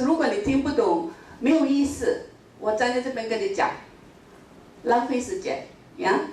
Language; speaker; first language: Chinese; non-native, local second language; Min Nan Chinese